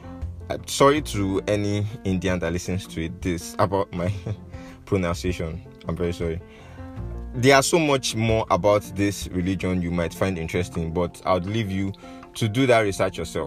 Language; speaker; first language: English; non-native, local second language; Yoruba